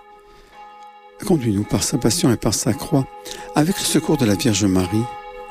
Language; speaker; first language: French; native; French